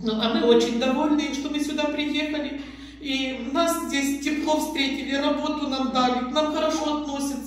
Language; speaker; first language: Russian; non-native, local second language; Ukrainian